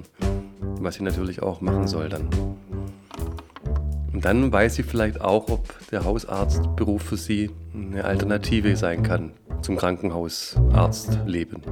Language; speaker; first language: German; native; German